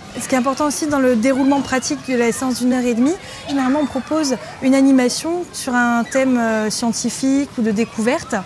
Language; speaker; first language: French; native; French